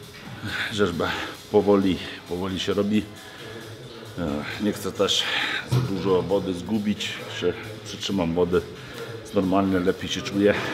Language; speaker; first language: Polish; non-native, fluent; Lithuanian